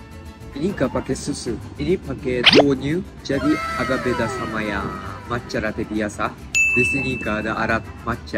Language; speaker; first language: Indonesian; non-native, fluent; Japanese